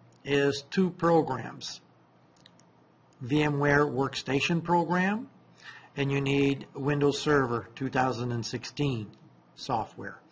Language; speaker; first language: English; non-native, fluent; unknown